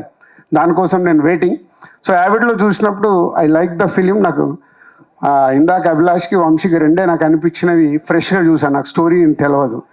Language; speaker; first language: Telugu; native; Telugu